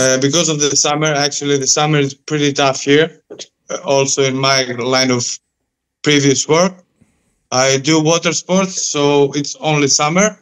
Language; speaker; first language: English; non-native, fluent; Greek